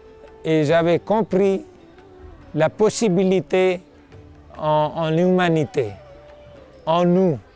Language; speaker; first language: French; non-native, fluent; Nepali